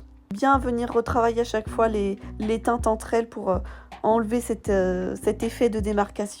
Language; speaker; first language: French; native; French